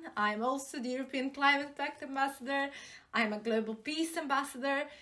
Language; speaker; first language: English; non-native, fluent; Serbian